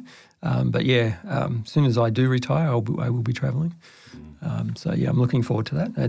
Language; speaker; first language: English; native; English